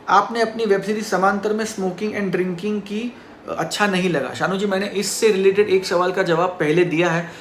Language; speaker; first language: Hindi; non-native, local second language; Marathi